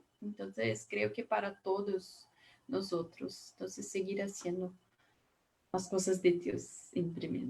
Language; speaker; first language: Spanish; non-native, learner; Portuguese